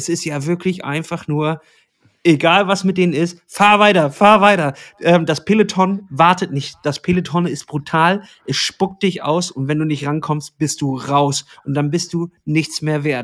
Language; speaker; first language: German; native; German